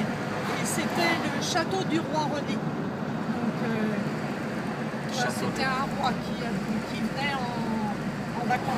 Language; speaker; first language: French; native; French